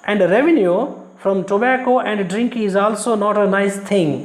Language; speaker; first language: English; non-native, local second language; Kannada